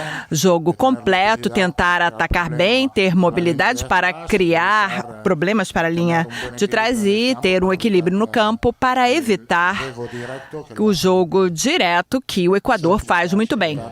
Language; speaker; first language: Portuguese; non-native, fluent; Italian